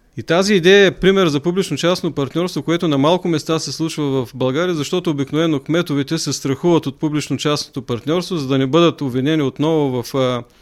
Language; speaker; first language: Bulgarian; native; Bulgarian